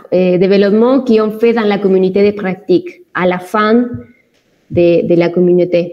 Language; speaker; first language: French; non-native, fluent; Spanish